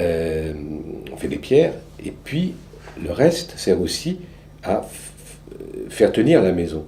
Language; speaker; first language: French; early bilingual, other home language; Romanian